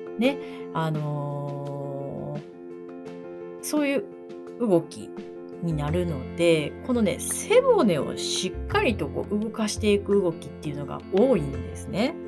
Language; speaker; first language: Japanese; native; Japanese